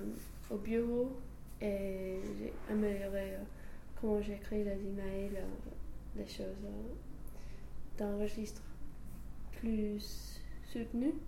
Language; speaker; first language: French; non-native, fluent; English